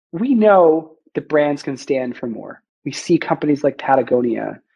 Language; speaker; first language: English; native; English